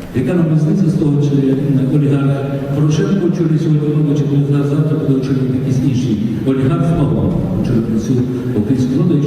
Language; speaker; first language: Ukrainian; native; Ukrainian